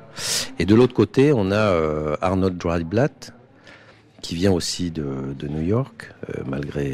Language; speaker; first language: French; native; French